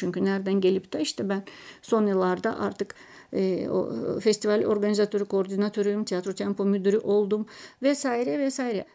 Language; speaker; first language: Turkish; non-native, fluent; Russian